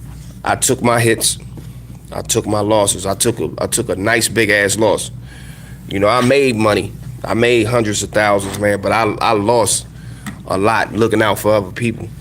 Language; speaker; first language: English; native; English